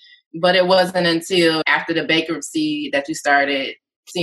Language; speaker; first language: English; native; English